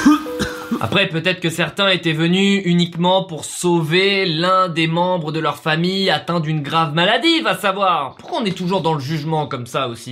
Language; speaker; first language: French; native; French